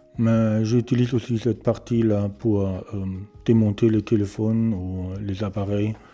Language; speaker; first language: French; non-native, learner; German